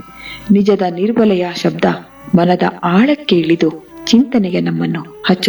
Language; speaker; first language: Kannada; native; Kannada